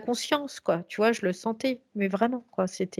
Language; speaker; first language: French; native; French